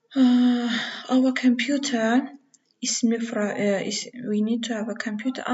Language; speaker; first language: English; non-native, fluent; Azerbaijani